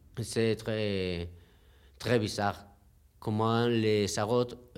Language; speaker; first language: French; non-native, learner; Spanish